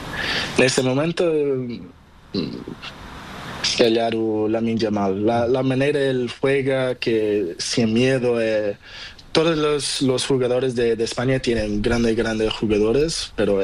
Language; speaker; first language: Spanish; non-native, learner; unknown